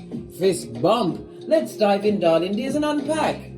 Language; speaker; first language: English; native; English